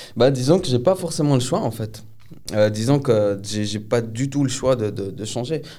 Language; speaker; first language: French; early bilingual, other home language; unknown